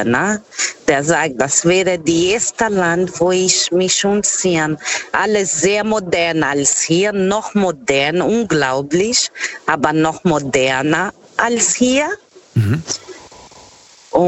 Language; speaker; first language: German; non-native, fluent; Portuguese